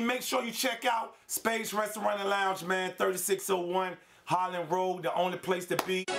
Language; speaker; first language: English; native; English